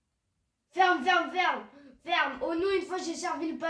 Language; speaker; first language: French; native; French